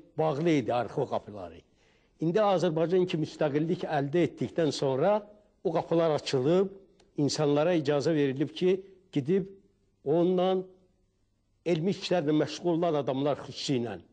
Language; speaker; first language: Azerbaijani; non-native, local second language; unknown